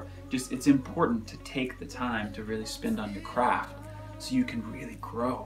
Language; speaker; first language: English; native; English